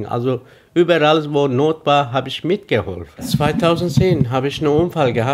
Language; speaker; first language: German; non-native, fluent; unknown